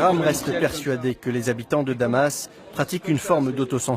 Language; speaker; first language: French; native; French